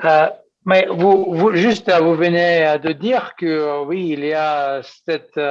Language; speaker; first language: French; non-native, fluent; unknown